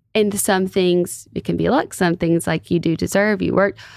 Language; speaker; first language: English; native; English